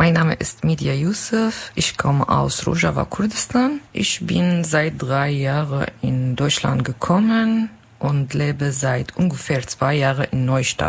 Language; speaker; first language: German; non-native, learner; Kurdish